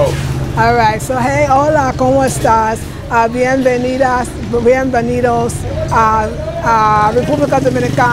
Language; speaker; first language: Spanish; non-native, learner; English